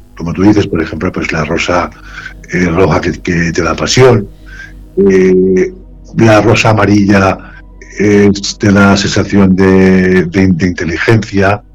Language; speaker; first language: Spanish; native; Spanish